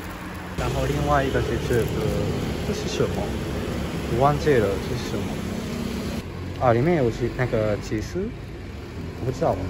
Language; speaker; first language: Chinese; non-native, fluent; Japanese